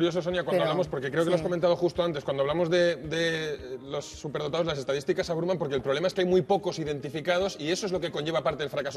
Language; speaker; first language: Spanish; native; Spanish